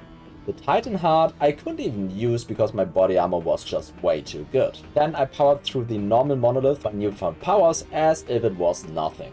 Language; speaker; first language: English; non-native, fluent; German